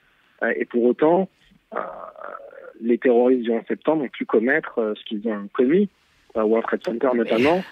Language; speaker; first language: French; native; French